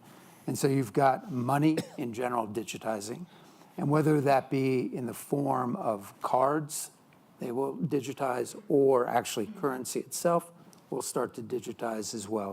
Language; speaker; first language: English; native; English